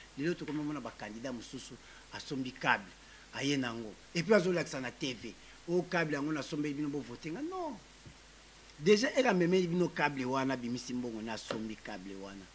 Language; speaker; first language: Lingala; native; Lingala